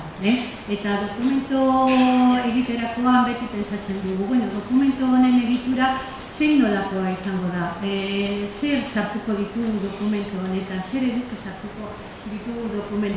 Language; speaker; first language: Basque; native; Basque